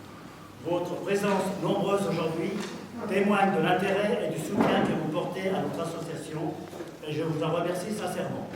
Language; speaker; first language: French; native; French